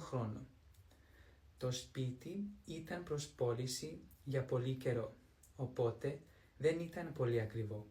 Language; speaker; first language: Greek; non-native, learner; English